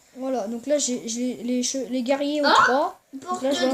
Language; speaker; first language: French; native; French